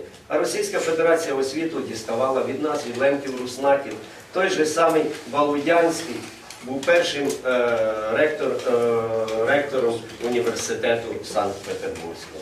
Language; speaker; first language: Ukrainian; native; Ukrainian